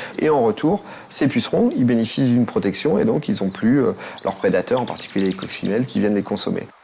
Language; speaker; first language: French; native; French